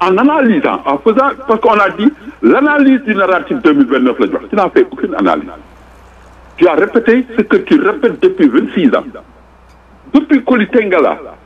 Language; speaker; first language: French; non-native, local second language; Wolof